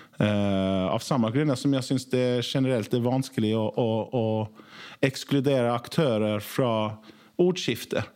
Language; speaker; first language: Norwegian; early bilingual, other home language; Swedish